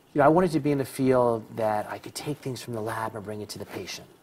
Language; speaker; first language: English; native; English